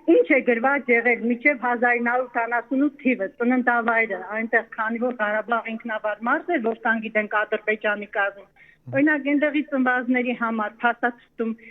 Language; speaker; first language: Armenian; native; Armenian